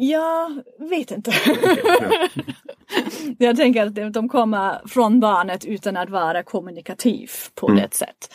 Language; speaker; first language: Swedish; non-native, fluent; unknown